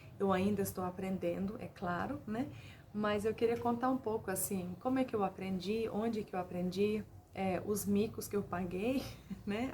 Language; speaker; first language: Portuguese; non-native, fluent; Finnish